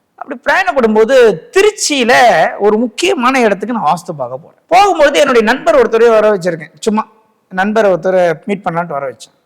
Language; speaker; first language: Tamil; native; Tamil